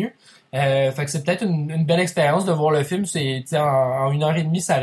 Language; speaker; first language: French; native; French